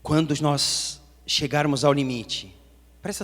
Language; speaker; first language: Portuguese; native; Portuguese